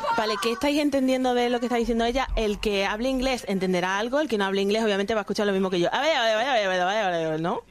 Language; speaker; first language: Spanish; native; Spanish